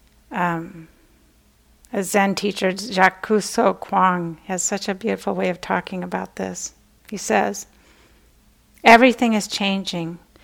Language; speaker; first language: English; native; English